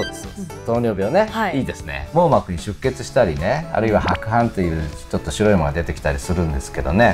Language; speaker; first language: Japanese; native; Japanese